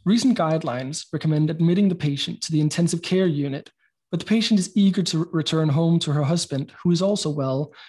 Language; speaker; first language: English; non-native, fluent; Danish